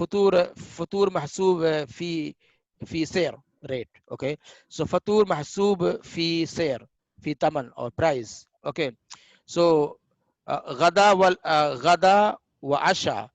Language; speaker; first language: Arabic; non-native, fluent; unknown